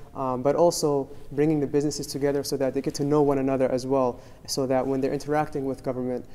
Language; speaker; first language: English; native; English